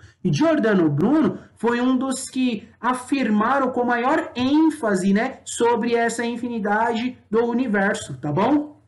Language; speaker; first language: Portuguese; native; Portuguese